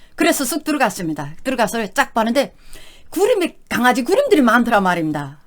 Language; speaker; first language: Korean; native; Korean